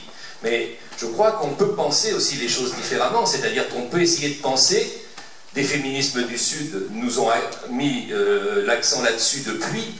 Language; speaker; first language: French; native; French